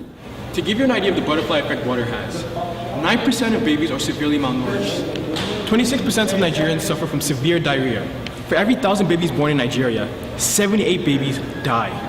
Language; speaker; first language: English; early bilingual, other home language; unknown